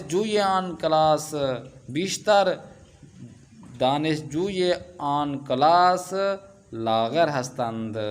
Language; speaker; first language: Persian; non-native, fluent; Urdu